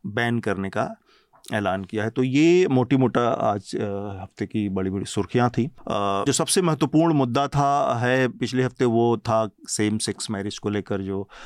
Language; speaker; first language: Hindi; native; Hindi